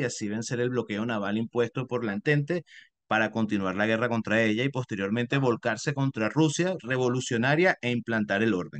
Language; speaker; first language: Spanish; native; Spanish